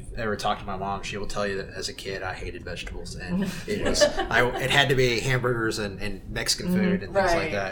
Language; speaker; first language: English; native; English